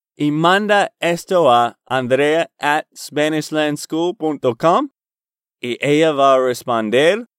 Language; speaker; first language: Spanish; non-native, learner; English